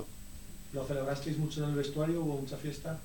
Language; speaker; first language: Spanish; native; Spanish